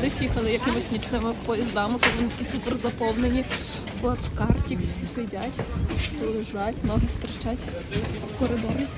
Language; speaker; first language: Ukrainian; native; Ukrainian